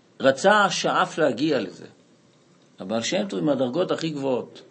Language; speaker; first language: Hebrew; non-native, fluent; Portuguese